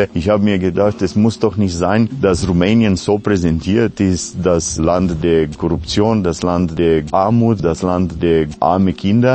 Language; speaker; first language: German; non-native, fluent; Romanian